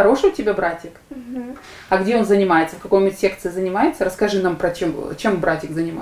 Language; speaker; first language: Russian; native; Russian